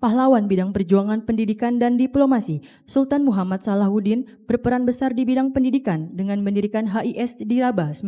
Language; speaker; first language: Indonesian; native; Indonesian